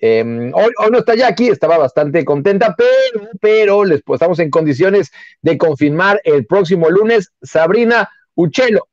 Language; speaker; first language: Spanish; native; Spanish